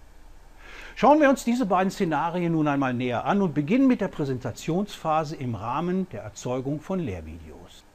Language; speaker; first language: German; native; German